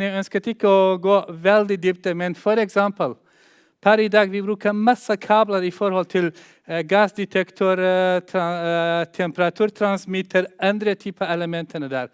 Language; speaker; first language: Norwegian; non-native, fluent; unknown